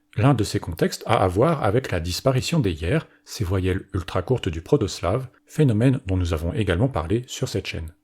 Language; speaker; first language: French; native; French